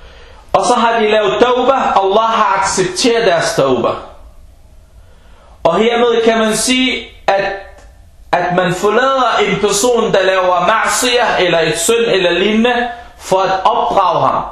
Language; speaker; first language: Danish; early bilingual, other home language; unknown